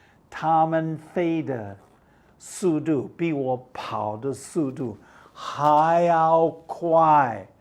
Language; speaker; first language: Chinese; non-native, fluent; English